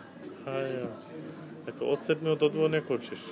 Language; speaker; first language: Czech; non-native, learner; Turkish